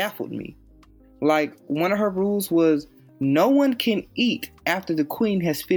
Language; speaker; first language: English; native; English